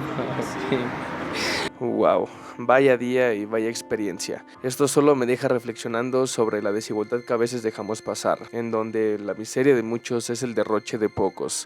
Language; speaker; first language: Spanish; native; Spanish